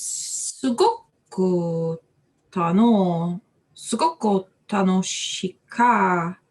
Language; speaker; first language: Japanese; non-native, learner; English